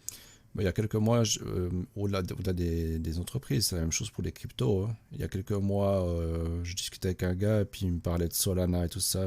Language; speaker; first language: French; native; French